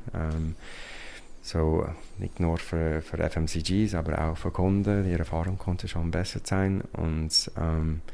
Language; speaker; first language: German; non-native, learner; English